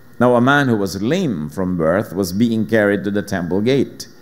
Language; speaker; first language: English; non-native, local second language; Filipino